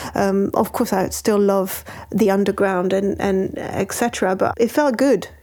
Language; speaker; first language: English; non-native, fluent; French